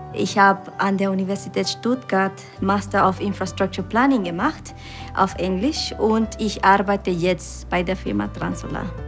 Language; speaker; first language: German; non-native, fluent; Spanish